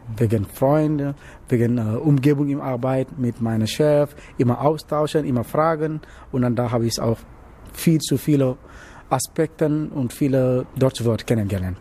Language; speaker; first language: German; non-native, learner; Wolof